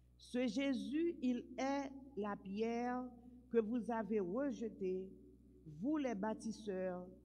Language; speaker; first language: French; non-native, local second language; Haitian Creole